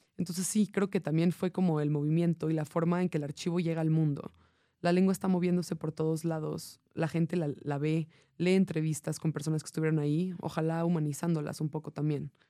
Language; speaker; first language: Spanish; non-native, fluent; English